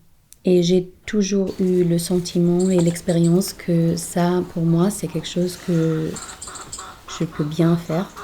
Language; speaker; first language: French; non-native, fluent; German